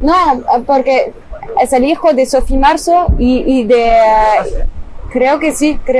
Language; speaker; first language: Spanish; non-native, fluent; French